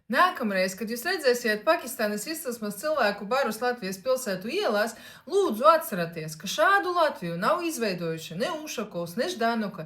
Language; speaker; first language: Latvian; non-native, local second language; Russian